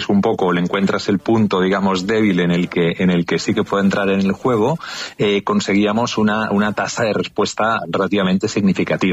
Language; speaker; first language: Spanish; native; Spanish